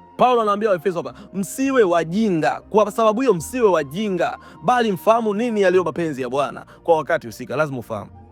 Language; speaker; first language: Swahili; native; Swahili